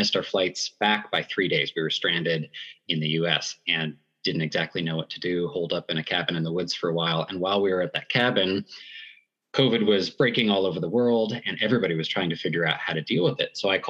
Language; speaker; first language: English; native; English